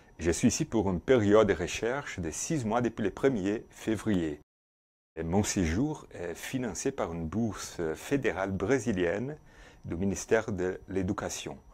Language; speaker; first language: French; non-native, fluent; Portuguese